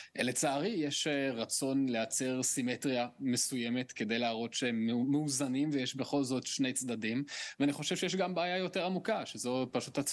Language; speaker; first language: Hebrew; early bilingual, heritage; English